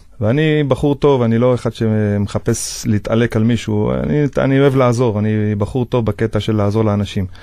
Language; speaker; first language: Hebrew; native; Hebrew